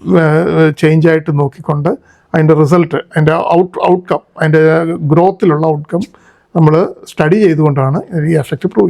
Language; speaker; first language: Malayalam; native; Malayalam